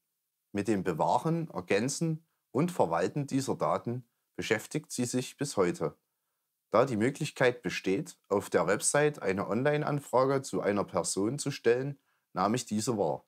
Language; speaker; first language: German; native; German